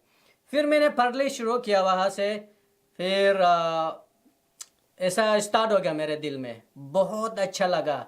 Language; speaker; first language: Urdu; non-native, learner; Persian